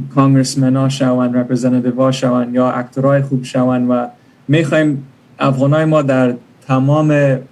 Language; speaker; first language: Persian; early bilingual, other home language; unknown